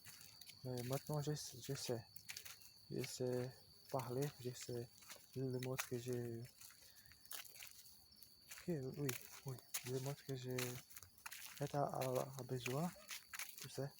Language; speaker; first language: French; non-native, learner; Portuguese